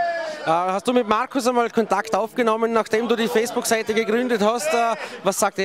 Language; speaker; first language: German; native; German